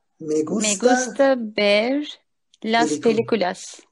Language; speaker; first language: Spanish; non-native, learner; Turkish